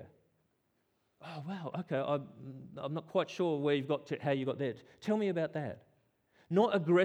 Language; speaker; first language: English; native; English